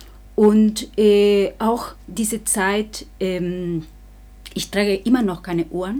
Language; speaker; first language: German; non-native, fluent; Spanish